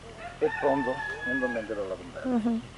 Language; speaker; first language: Italian; native; Italian